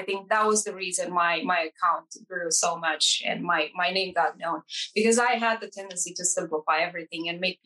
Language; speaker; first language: English; non-native, fluent; Romanian